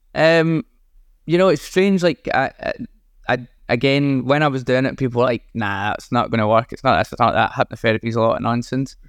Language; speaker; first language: English; native; English